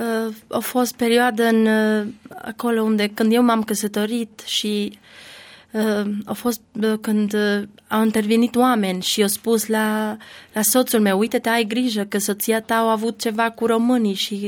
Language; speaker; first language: Romanian; non-native, learner; Albanian